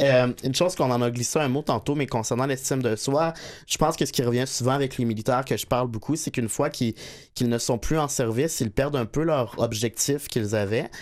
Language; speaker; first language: French; native; French